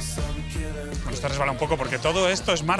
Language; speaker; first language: Spanish; native; Spanish